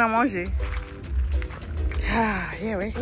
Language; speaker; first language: French; non-native, local second language; Kinyarwanda